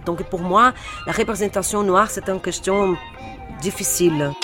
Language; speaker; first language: French; non-native, fluent; Portuguese